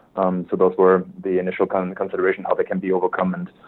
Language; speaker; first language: English; non-native, fluent; German